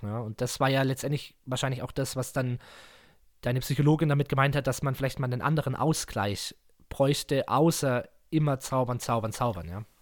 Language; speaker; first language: German; native; German